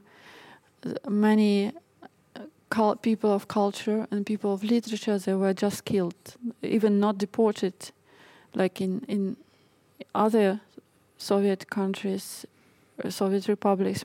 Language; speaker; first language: English; non-native, fluent; Russian